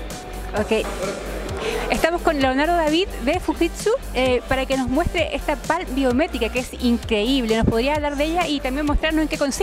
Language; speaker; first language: Spanish; native; Spanish